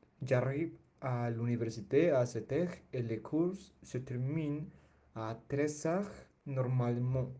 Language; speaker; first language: French; non-native, learner; Spanish